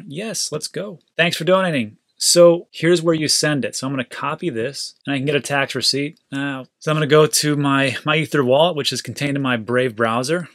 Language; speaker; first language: English; native; English